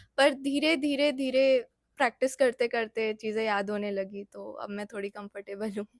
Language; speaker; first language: Hindi; native; Hindi